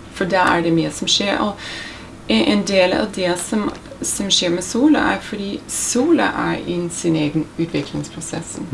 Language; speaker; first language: Norwegian; non-native, fluent; English